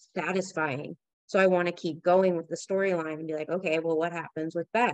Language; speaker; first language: English; native; English